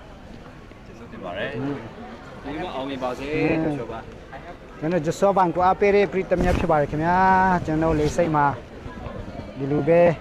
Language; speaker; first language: Burmese; non-native, local second language; Hakha Chin